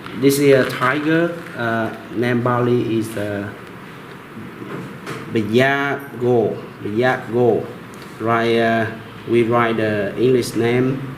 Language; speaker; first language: English; non-native, learner; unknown